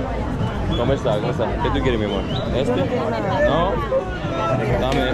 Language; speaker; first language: Spanish; non-native, learner; English